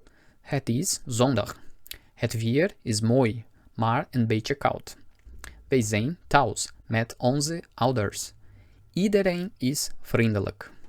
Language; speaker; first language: Dutch; non-native, fluent; Portuguese